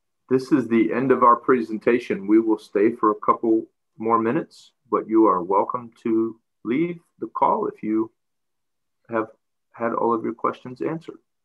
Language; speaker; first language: English; native; English